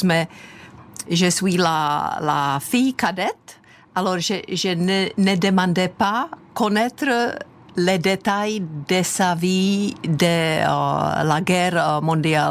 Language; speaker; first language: French; non-native, fluent; Czech